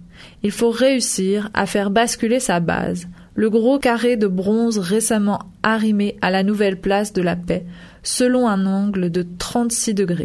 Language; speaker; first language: French; native; French